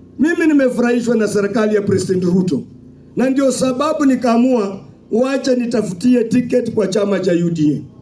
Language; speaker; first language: Swahili; non-native, local second language; Luyia